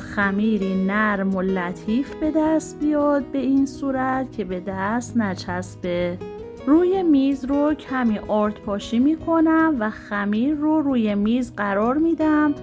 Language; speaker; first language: Persian; native; Persian